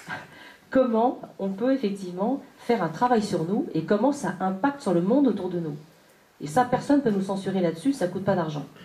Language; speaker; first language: French; native; French